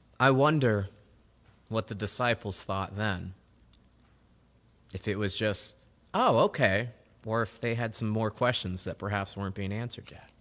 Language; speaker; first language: English; native; English